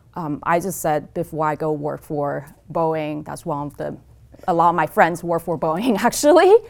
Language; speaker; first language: English; non-native, fluent; Chinese